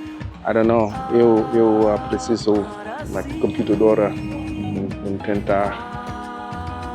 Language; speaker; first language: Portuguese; non-native, learner; English